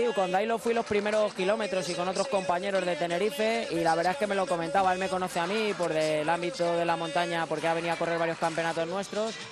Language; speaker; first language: Spanish; native; Spanish